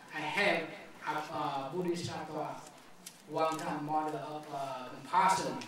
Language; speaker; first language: English; non-native, learner; Vietnamese